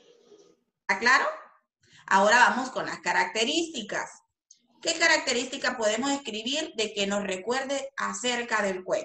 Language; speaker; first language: Spanish; native; Spanish